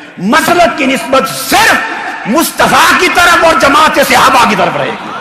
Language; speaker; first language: Urdu; non-native, local second language; Punjabi